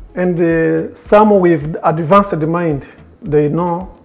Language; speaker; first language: English; non-native, local second language; Kinyarwanda